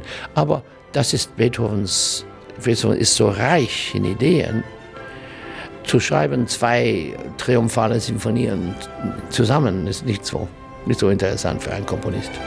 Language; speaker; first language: German; non-native, learner; English